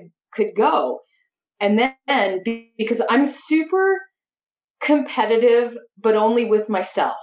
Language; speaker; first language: English; native; English